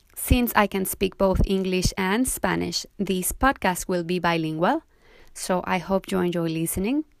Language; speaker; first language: English; non-native, fluent; Spanish